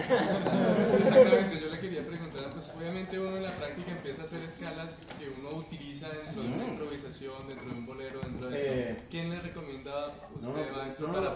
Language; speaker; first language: Spanish; native; Spanish